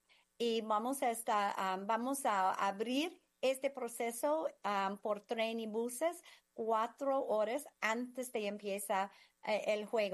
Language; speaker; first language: Spanish; non-native, fluent; English